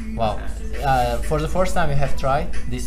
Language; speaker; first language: English; non-native, fluent; Uzbek